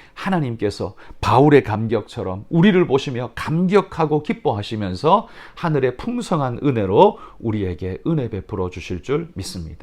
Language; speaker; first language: Korean; native; Korean